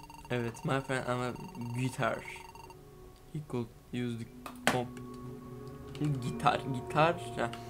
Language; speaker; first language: English; non-native, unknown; Turkish